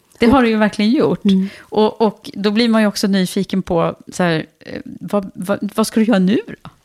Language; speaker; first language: Swedish; native; Swedish